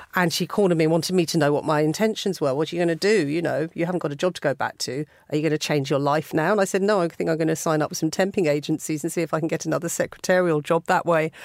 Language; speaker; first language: English; native; English